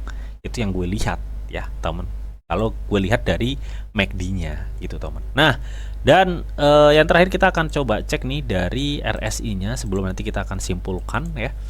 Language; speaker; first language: Indonesian; native; Indonesian